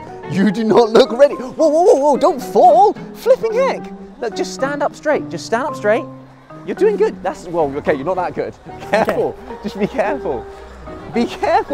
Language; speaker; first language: English; native; English